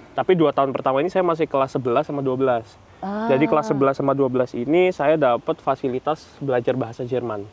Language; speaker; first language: Indonesian; native; Indonesian